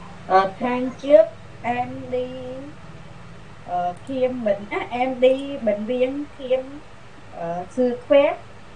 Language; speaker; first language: Vietnamese; non-native, learner; Khmer